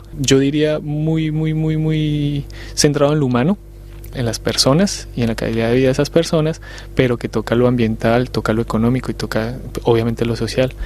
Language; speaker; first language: Spanish; native; Spanish